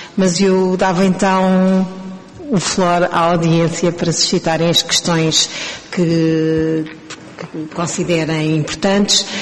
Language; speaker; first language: Portuguese; native; Portuguese